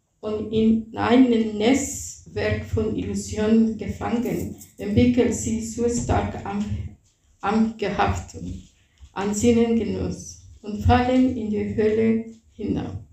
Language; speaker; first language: German; non-native, fluent; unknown